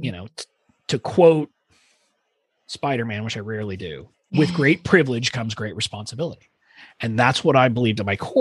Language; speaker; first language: English; native; English